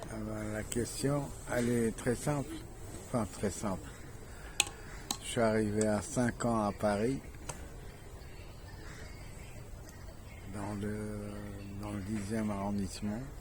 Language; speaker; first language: French; early bilingual, other home language; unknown